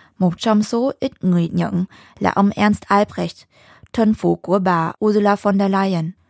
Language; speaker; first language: Vietnamese; early bilingual, heritage; Vietnamese